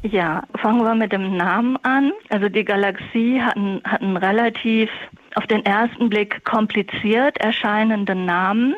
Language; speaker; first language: German; native; German